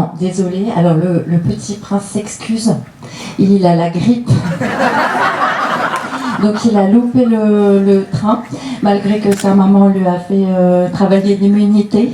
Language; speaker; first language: French; native; French